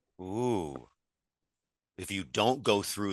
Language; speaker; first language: English; native; English